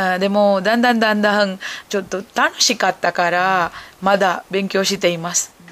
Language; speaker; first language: Japanese; non-native, learner; Sinhala